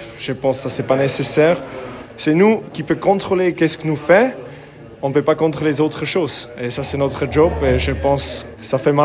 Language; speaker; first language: French; non-native, learner; English